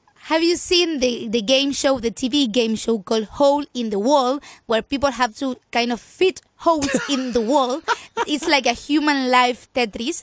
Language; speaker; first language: English; non-native, fluent; Spanish